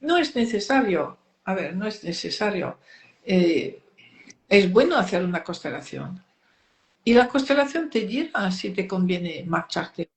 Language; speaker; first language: Spanish; non-native, fluent; French